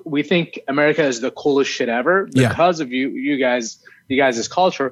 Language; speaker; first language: English; early bilingual, other home language; Arabic